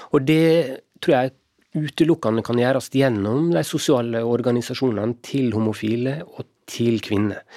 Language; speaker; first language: Norwegian; native; Norwegian